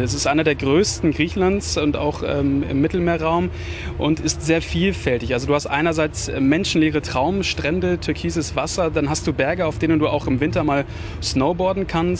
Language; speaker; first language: German; native; German